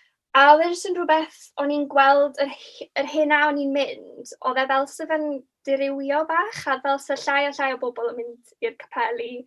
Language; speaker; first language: Welsh; native; Welsh